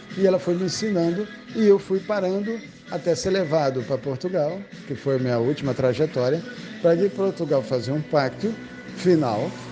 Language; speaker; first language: Portuguese; native; Portuguese